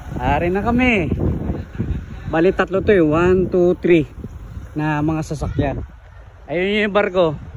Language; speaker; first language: Filipino; non-native, local second language; Hiligaynon